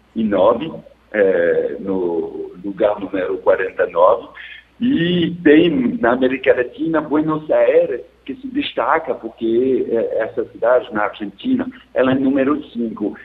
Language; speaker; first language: Portuguese; non-native, fluent; French